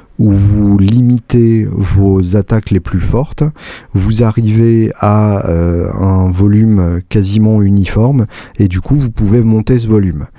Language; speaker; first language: French; native; French